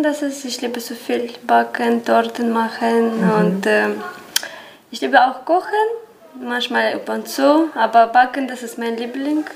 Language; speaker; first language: German; non-native, learner; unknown